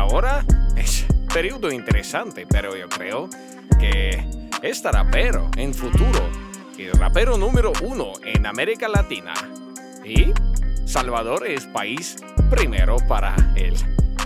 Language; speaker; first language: Spanish; non-native, learner; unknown